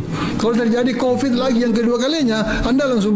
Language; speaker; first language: Indonesian; native; Indonesian